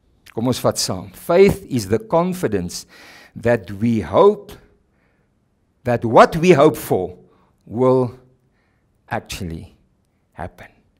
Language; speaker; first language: English; non-native, local second language; Afrikaans